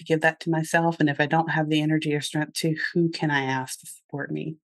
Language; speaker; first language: English; native; English